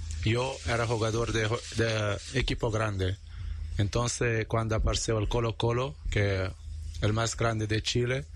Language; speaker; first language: Spanish; non-native, learner; Portuguese